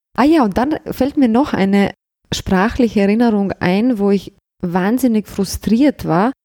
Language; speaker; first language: German; early bilingual, other home language; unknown